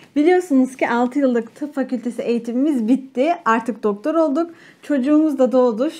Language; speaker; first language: Turkish; native; Turkish